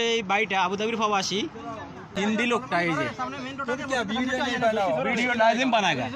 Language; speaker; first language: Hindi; non-native, learner; Bangla